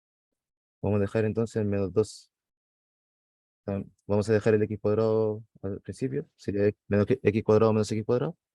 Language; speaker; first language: Spanish; native; Spanish